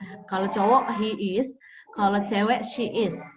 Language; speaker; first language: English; non-native, fluent; Indonesian